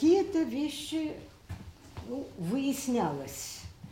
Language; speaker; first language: Russian; native; Russian